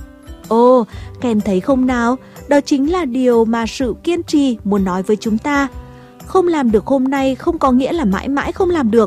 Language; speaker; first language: Vietnamese; native; Vietnamese